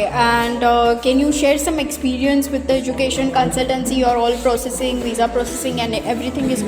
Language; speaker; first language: English; non-native, learner; Hindi